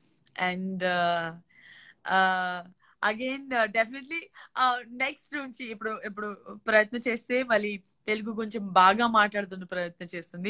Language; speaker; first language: Telugu; non-native, learner; Gujarati